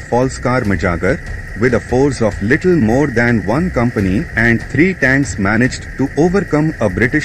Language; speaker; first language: English; non-native, fluent; Portuguese